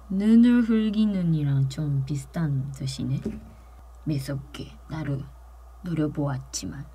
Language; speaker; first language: Korean; non-native, fluent; Japanese